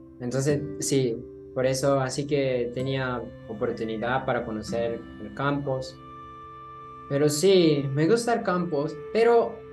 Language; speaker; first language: Spanish; non-native, learner; Japanese